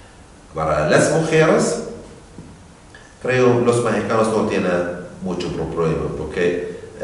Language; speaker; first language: Spanish; non-native, learner; Arabic